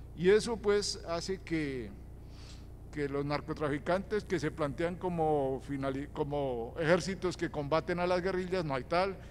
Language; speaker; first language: Spanish; native; Spanish